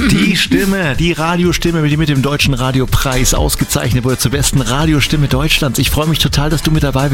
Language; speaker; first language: German; native; German